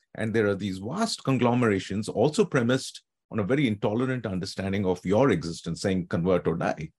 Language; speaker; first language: English; non-native, local second language; Telugu